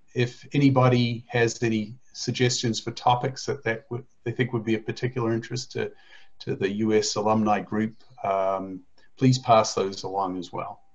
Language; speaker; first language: English; native; English